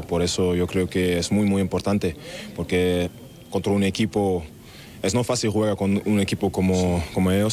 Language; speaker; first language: Spanish; non-native, learner; German